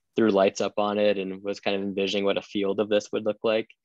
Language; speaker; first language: English; native; English